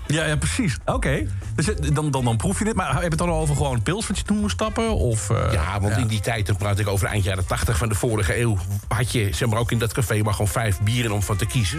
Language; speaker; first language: Dutch; native; Dutch